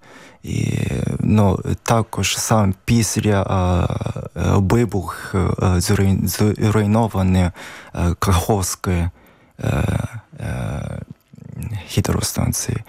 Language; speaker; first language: Ukrainian; non-native, learner; Japanese